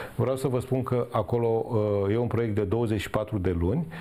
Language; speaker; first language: Romanian; native; Romanian